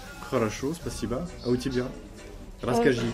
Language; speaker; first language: Russian; non-native, fluent; French